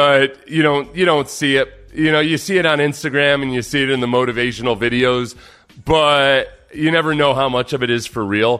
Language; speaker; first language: English; native; English